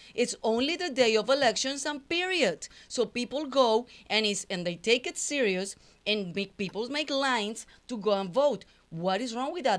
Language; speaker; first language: English; non-native, fluent; Spanish